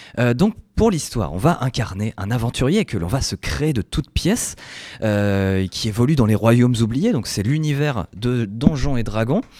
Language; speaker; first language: French; native; French